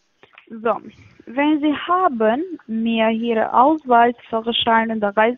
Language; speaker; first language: German; non-native, fluent; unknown